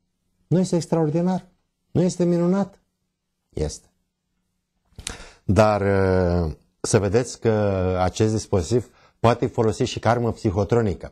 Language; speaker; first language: Romanian; native; Romanian